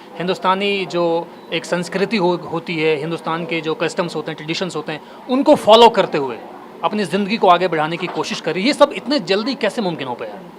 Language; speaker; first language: Hindi; native; Hindi